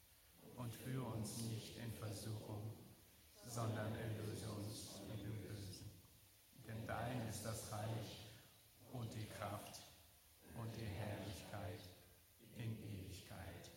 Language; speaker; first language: German; non-native, fluent; Persian